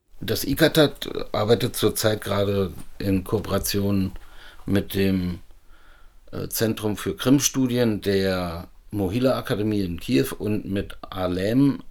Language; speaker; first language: German; native; German